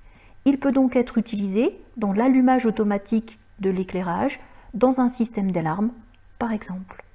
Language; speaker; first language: French; native; French